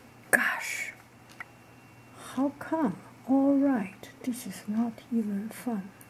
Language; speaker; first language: English; non-native, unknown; Chinese